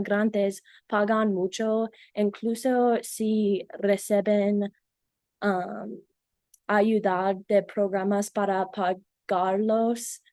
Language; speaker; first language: Spanish; non-native, learner; English